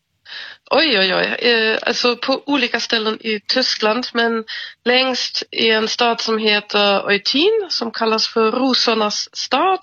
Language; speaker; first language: Swedish; non-native, fluent; German